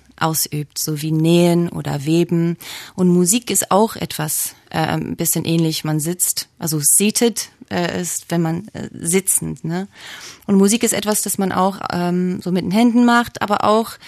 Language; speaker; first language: German; non-native, fluent; English